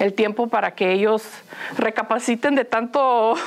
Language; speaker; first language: Spanish; early bilingual, heritage; Spanish